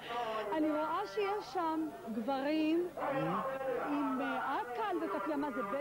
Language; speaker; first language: Hebrew; native; Hebrew